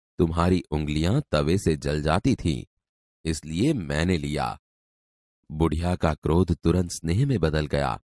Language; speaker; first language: Hindi; non-native, local second language; Gujarati